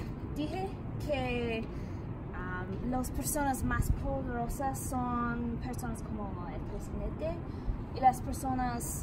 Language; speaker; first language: Spanish; non-native, learner; English